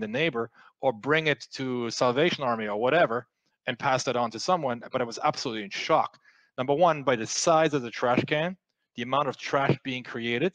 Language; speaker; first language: English; non-native, fluent; French